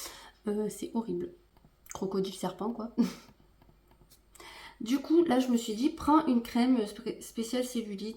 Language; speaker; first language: French; native; French